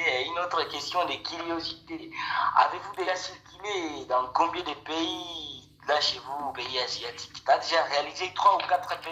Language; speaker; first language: French; non-native, local second language; Rundi